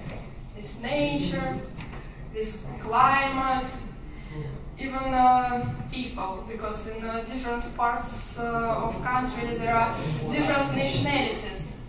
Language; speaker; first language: English; non-native, learner; Russian